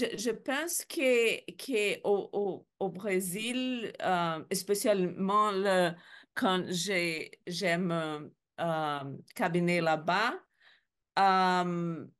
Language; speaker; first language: French; non-native, learner; Portuguese